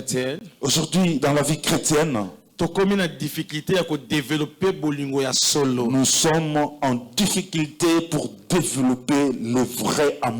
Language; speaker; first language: French; non-native, local second language; Lingala